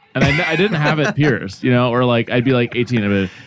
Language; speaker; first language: English; early bilingual, other home language; Arabic